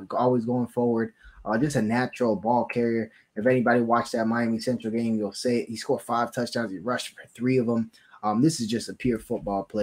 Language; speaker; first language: English; native; English